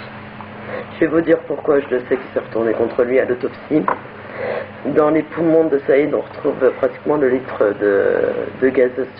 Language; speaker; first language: French; native; French